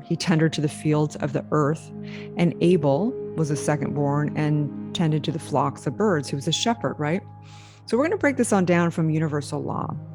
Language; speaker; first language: English; native; English